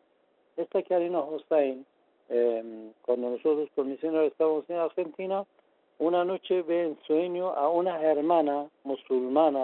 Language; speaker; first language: Spanish; non-native, fluent; Persian